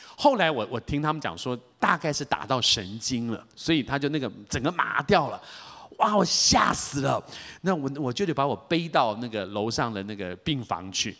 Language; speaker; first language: Chinese; native; Chinese